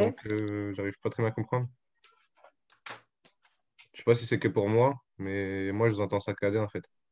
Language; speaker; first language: French; native; French